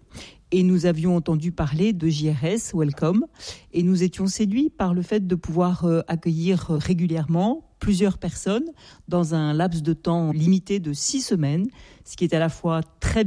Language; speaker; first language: French; native; French